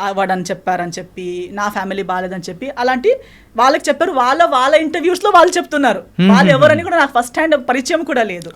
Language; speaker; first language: Telugu; non-native, fluent; Konkani